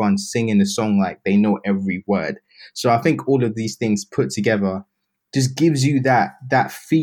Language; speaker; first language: English; native; English